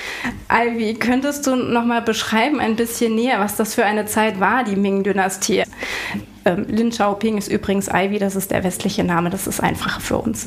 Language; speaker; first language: German; native; German